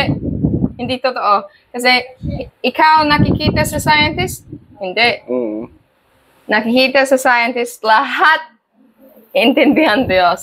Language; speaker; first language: Filipino; non-native, learner; English